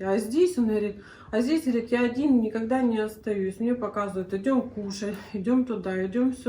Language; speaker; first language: Russian; native; Russian